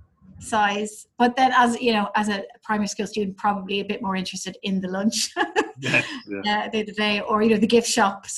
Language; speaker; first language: English; native; English